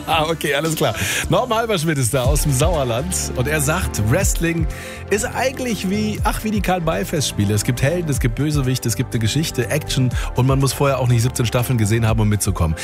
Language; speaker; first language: German; native; German